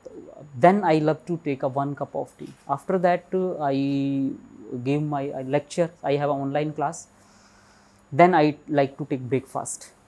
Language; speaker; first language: English; non-native, local second language; Hindi